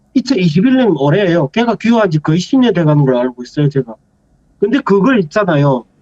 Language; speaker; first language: Korean; native; Korean